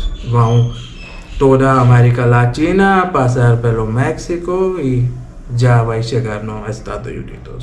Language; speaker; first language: Portuguese; non-native, learner; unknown